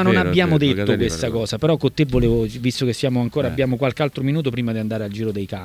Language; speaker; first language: Italian; native; Italian